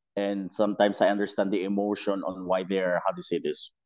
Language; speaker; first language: English; non-native, local second language; Cebuano